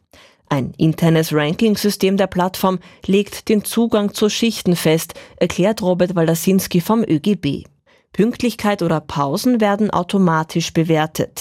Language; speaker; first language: German; native; German